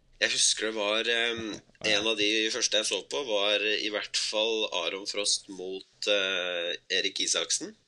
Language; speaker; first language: Norwegian; early bilingual, other home language; Spanish